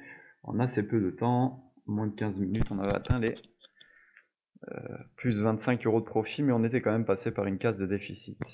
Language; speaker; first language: French; native; French